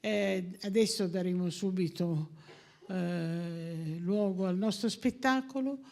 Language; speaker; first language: Italian; native; Italian